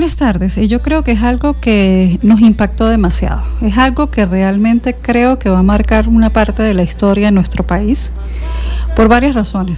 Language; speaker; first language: Spanish; native; Spanish